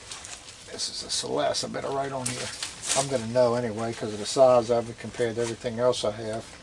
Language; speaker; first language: English; native; English